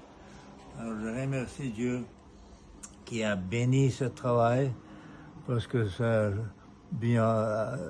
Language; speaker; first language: French; non-native, fluent; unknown